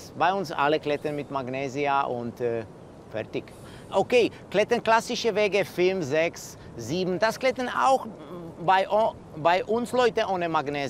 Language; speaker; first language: German; non-native, learner; Czech